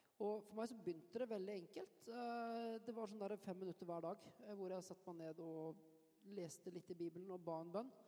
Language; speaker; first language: Norwegian; native; Norwegian